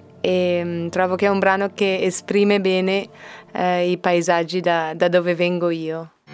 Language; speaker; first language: Italian; non-native, fluent; English